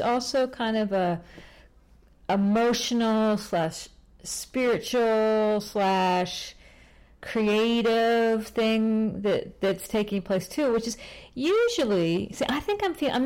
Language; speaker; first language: English; native; English